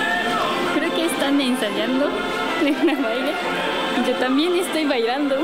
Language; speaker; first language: Spanish; non-native, learner; Japanese